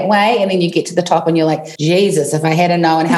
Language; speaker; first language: English; native; English